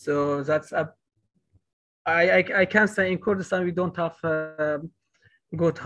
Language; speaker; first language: English; non-native, learner; Kurdish